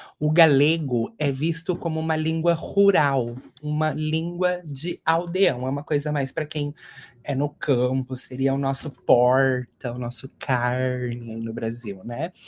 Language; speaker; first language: Portuguese; native; Portuguese